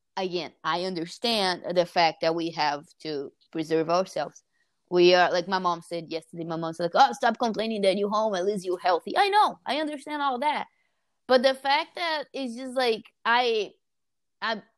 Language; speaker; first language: English; non-native, fluent; Portuguese